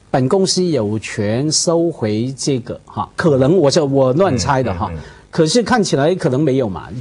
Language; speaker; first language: Chinese; non-native, fluent; Cantonese